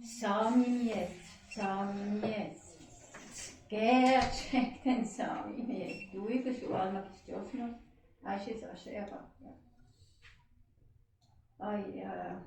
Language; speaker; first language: Turkish; non-native, learner; German